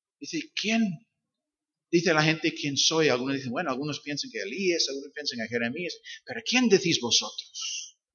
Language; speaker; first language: Spanish; non-native, fluent; English